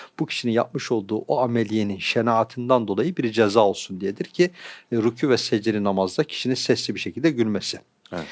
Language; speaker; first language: Turkish; native; Turkish